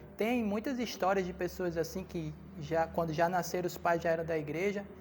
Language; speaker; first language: Portuguese; native; Portuguese